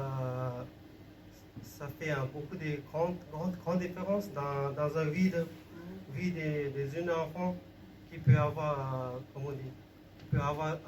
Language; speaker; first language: French; non-native, learner; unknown